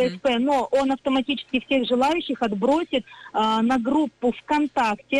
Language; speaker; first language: Russian; native; Russian